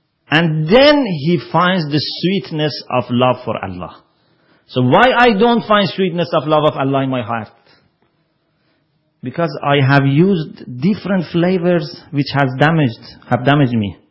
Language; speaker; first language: English; non-native, fluent; Persian